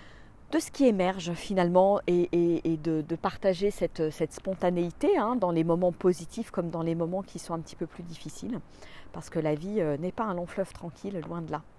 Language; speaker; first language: French; native; French